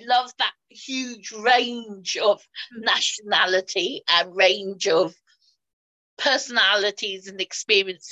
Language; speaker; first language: English; native; English